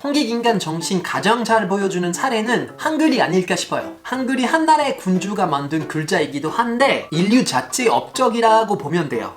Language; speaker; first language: Korean; non-native, fluent; French